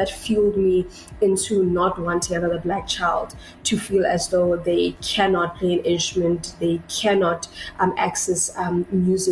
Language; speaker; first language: English; non-native, local second language; Tswana